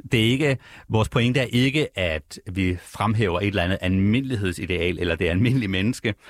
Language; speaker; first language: Danish; native; Danish